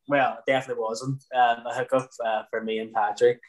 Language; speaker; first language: English; native; English